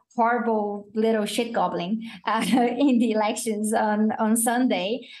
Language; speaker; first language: English; non-native, fluent; Portuguese